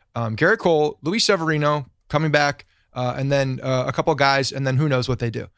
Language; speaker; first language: English; native; English